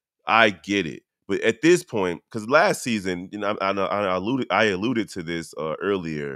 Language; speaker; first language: English; native; English